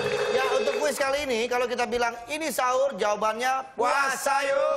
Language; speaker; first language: Indonesian; native; Indonesian